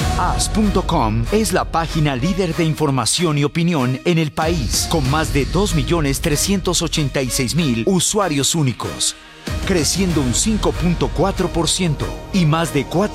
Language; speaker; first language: Spanish; native; Spanish